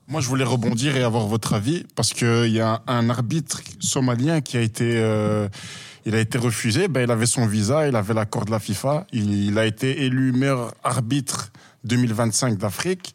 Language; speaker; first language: French; native; French